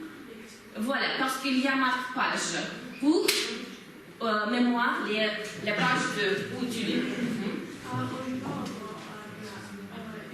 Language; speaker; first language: French; non-native, fluent; Russian